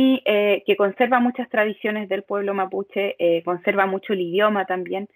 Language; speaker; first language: Spanish; native; Spanish